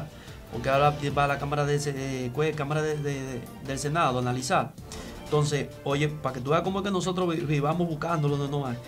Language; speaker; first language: Spanish; native; Spanish